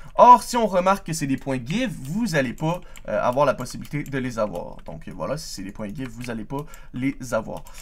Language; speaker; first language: French; native; French